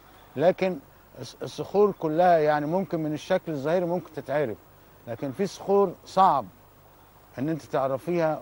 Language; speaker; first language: Arabic; native; Arabic